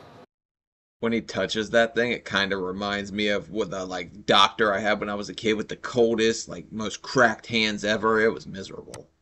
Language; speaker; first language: English; native; English